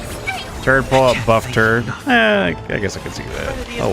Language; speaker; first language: English; native; English